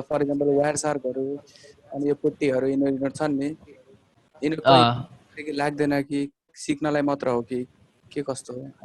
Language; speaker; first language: Nepali; native; Nepali